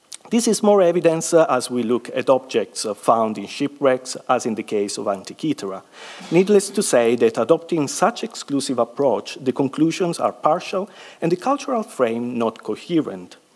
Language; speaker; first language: English; non-native, fluent; Italian